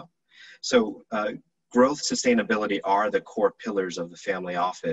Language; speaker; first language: English; native; English